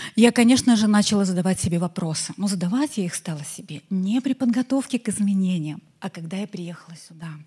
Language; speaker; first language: Russian; native; Russian